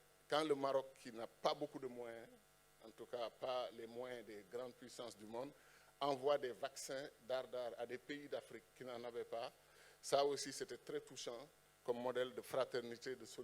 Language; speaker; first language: French; non-native, local second language; Wolof